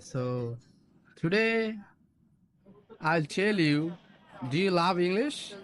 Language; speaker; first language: English; non-native, learner; Bangla